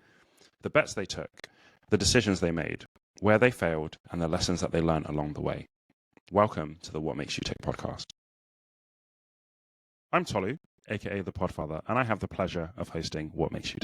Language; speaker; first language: English; native; English